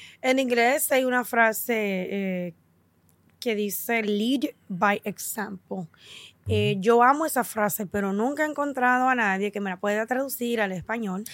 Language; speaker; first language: Spanish; early bilingual, heritage; Spanish